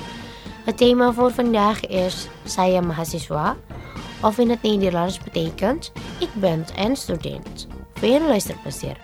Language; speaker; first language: Dutch; non-native, learner; Indonesian